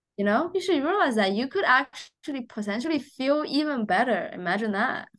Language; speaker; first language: English; non-native, fluent; Chinese